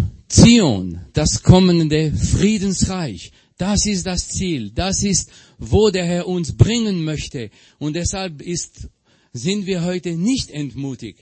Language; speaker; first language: German; non-native, fluent; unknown